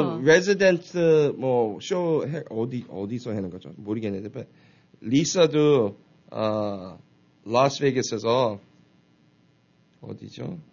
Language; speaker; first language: Korean; early bilingual, heritage; Korean